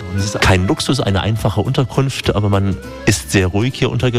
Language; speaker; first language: German; native; German